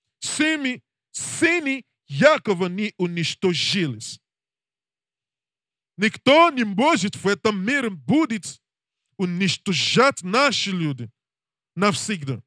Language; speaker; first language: Russian; non-native, learner; English